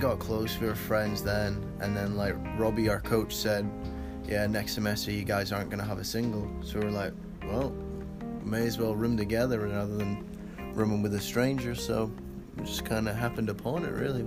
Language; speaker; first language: English; native; English